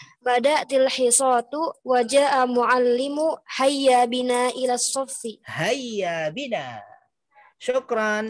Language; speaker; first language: Arabic; non-native, learner; Indonesian